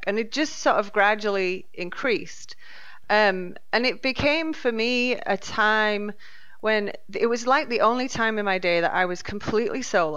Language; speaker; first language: English; native; English